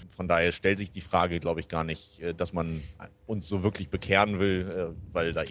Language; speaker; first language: German; native; German